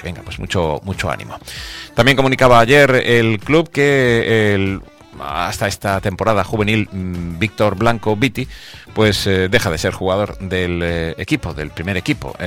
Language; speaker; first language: Spanish; native; Spanish